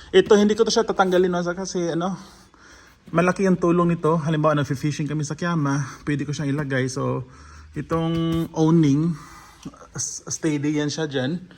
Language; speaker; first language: Filipino; non-native, local second language; Cebuano